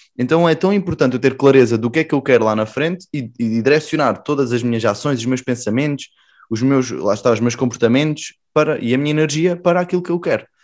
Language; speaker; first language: Portuguese; native; Portuguese